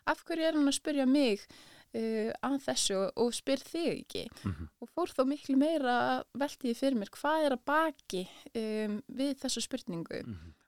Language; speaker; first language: Icelandic; early bilingual, other home language; English